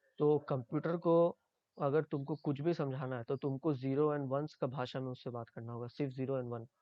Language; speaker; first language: Hindi; native; Hindi